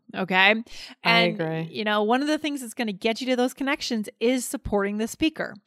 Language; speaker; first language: English; native; English